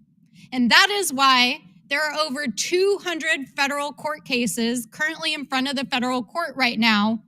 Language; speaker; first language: English; native; English